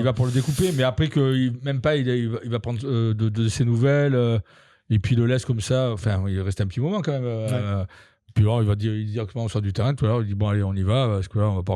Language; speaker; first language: French; native; French